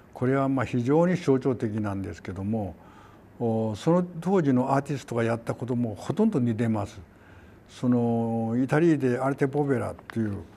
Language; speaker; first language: Japanese; non-native, fluent; Korean